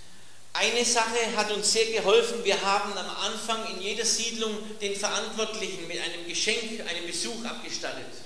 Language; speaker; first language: German; native; German